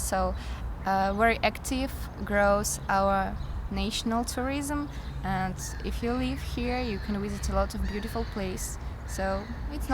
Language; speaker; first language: English; non-native, learner; Russian